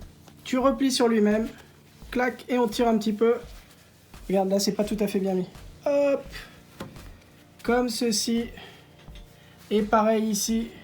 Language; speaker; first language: French; native; French